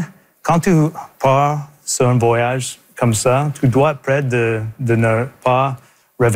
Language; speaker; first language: French; non-native, local second language; English